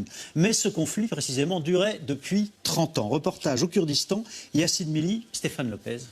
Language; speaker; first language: French; native; French